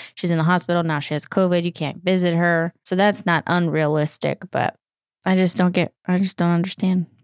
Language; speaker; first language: English; native; English